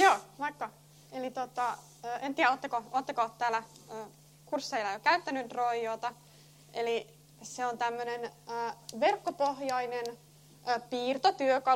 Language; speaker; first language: Finnish; native; Finnish